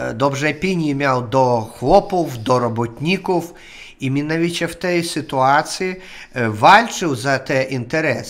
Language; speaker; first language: Polish; non-native, learner; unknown